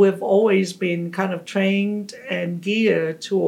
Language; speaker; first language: English; non-native, local second language; Cantonese